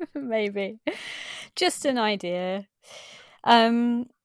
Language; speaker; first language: English; native; English